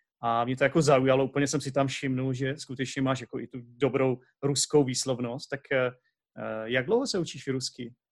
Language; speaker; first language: Czech; native; Czech